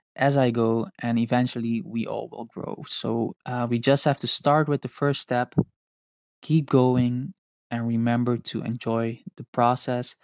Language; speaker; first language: English; non-native, fluent; Dutch